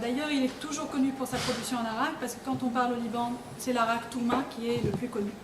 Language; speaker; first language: French; non-native, local second language; Arabic